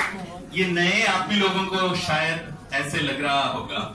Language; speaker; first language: Hindi; non-native, fluent; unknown